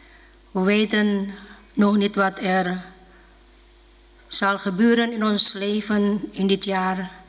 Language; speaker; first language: Dutch; non-native, fluent; Indonesian